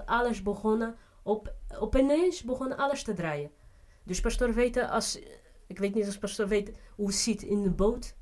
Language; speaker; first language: Dutch; non-native, fluent; Portuguese